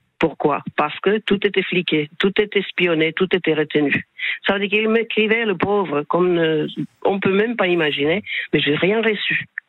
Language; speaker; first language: French; non-native, fluent; Slovak